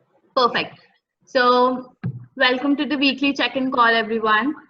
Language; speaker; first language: English; non-native, fluent; Hindi